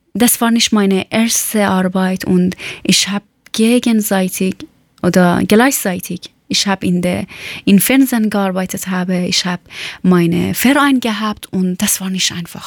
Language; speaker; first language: German; non-native, learner; Persian